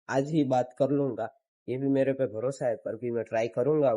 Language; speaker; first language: Hindi; non-native, local second language; Gujarati